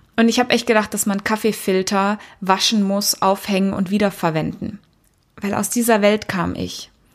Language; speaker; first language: German; early bilingual, heritage; German